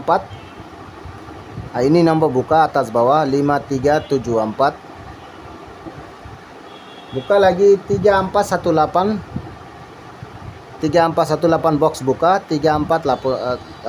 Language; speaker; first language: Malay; non-native, learner; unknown